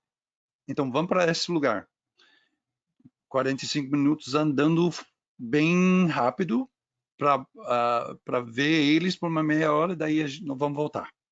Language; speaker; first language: Portuguese; non-native, fluent; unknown